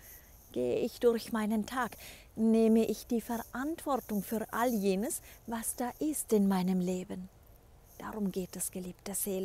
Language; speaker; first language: German; native; German